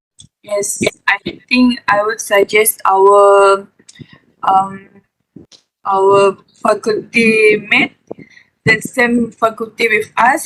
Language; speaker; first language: English; non-native, learner; Malay